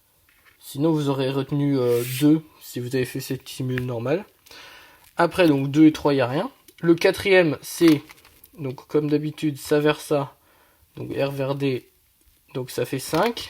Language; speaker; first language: French; native; French